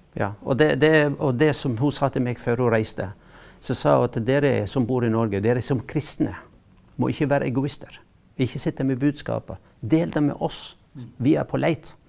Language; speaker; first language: Norwegian; non-native, fluent; Arabic